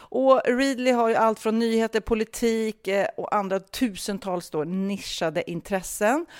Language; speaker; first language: Swedish; native; Swedish